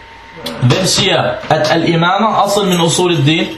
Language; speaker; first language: Danish; early bilingual, other home language; Arabic